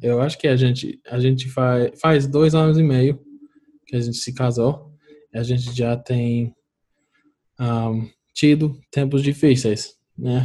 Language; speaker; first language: Portuguese; non-native, fluent; English